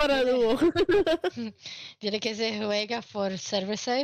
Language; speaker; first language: Spanish; non-native, learner; Portuguese